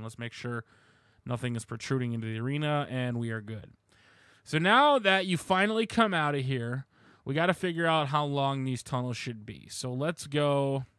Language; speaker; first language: English; native; English